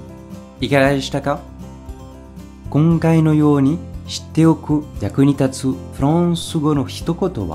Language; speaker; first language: Japanese; non-native, fluent; French